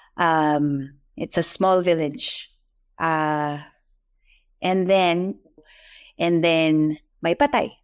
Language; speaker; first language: English; non-native, local second language; Filipino